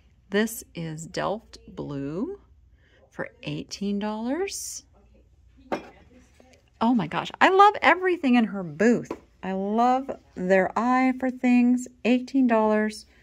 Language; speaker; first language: English; native; English